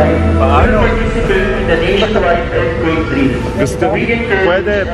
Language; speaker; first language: Filipino; non-native, learner; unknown